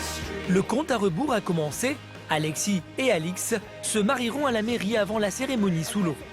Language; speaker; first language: French; native; French